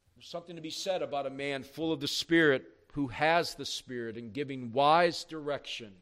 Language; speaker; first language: English; native; English